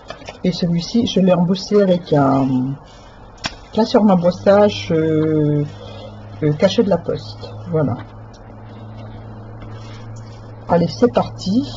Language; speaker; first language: French; native; French